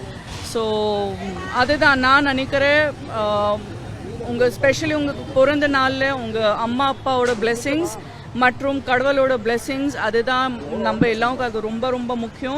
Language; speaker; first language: Tamil; non-native, fluent; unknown